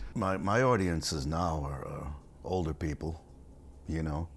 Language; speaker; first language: English; native; English